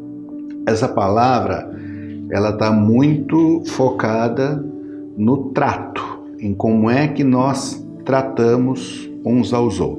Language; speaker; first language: Portuguese; native; Portuguese